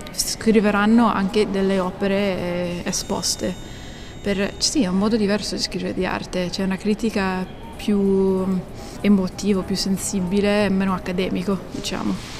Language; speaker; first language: Italian; non-native, fluent; English